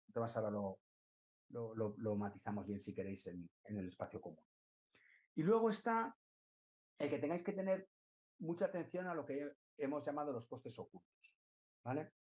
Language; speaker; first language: Spanish; native; Spanish